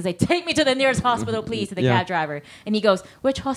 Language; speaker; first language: English; non-native, local second language; Cantonese